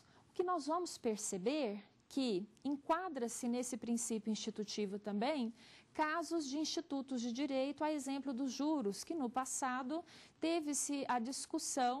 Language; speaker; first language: Portuguese; native; Portuguese